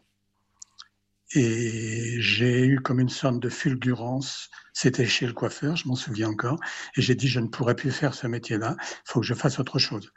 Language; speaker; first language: French; native; French